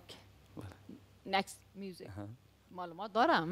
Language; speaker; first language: Persian; native; Persian